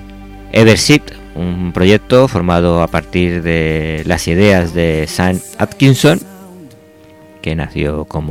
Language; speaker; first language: Spanish; native; Spanish